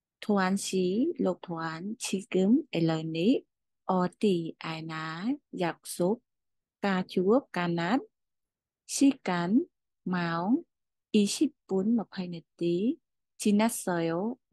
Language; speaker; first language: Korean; non-native, fluent; Khmer